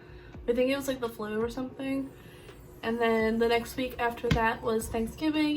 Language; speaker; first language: English; native; English